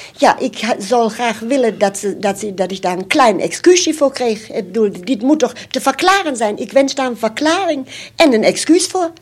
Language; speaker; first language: Dutch; non-native, fluent; German